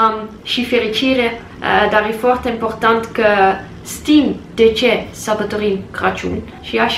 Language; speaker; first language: Romanian; non-native, learner; English